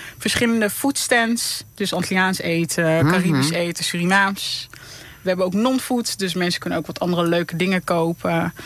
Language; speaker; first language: Dutch; early bilingual, other home language; Papiamento